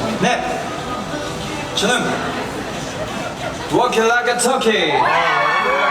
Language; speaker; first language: Korean; non-native, learner; Japanese